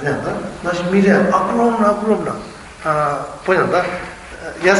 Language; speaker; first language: Russian; non-native, learner; Tibetan